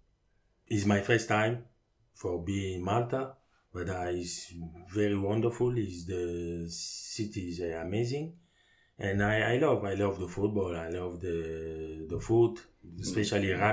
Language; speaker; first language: English; non-native, learner; French